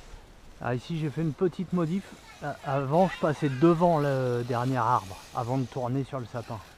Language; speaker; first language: French; native; French